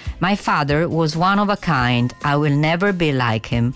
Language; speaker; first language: English; non-native, fluent; Italian